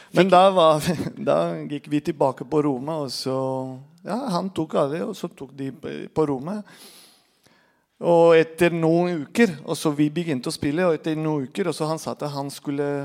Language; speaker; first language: Norwegian; non-native, fluent; Spanish